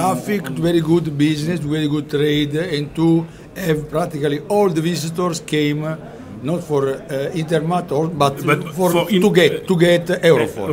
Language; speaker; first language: English; non-native, learner; Italian